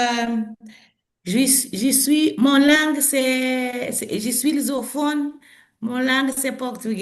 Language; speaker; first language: French; non-native, learner; Portuguese